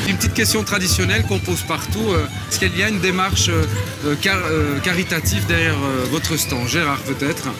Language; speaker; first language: French; native; French